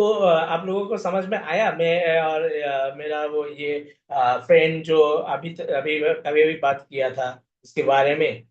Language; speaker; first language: Hindi; non-native, fluent; Bangla